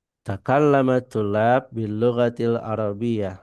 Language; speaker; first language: Indonesian; non-native, fluent; Banjar